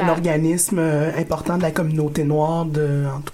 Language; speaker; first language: French; native; French